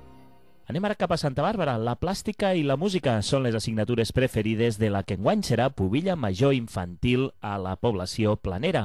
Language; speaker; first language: Catalan; native; Catalan